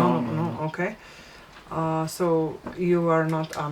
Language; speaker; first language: English; non-native, fluent; Slovenian